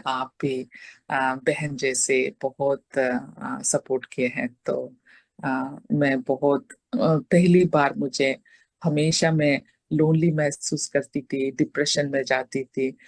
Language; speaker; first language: Hindi; non-native, local second language; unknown